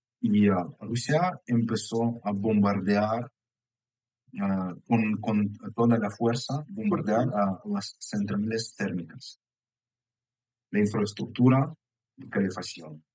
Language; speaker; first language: Spanish; non-native, fluent; Ukrainian